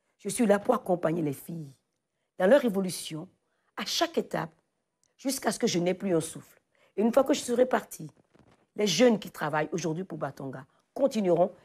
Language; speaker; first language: French; non-native, local second language; Fon